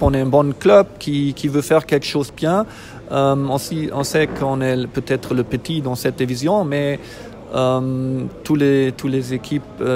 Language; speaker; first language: French; non-native, fluent; German